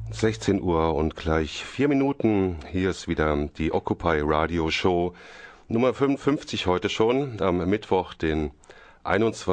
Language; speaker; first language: German; native; German